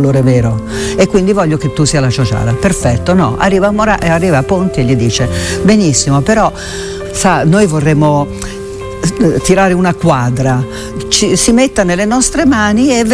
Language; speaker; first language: Italian; native; Italian